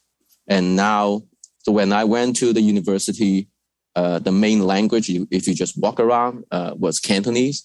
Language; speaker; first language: English; non-native, fluent; Cantonese